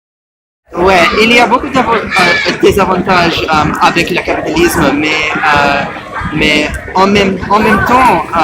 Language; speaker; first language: French; non-native, learner; English